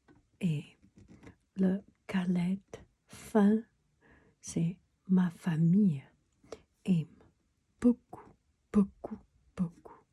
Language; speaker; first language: French; non-native, learner; Chinese